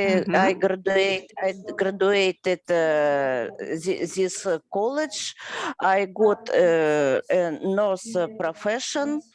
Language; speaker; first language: English; non-native, learner; Russian